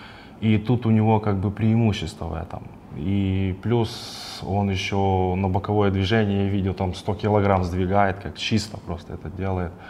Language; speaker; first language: Russian; native; Russian